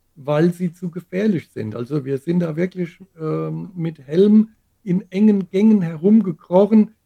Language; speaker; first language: German; native; German